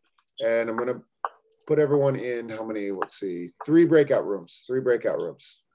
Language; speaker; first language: English; native; English